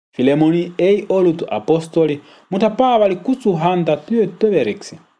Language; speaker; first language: Finnish; non-native, learner; Swahili